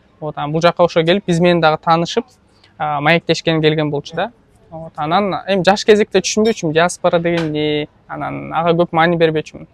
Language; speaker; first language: Kyrgyz; native; Kyrgyz